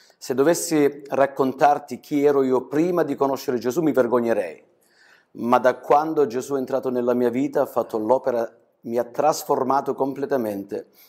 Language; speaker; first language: Italian; native; Italian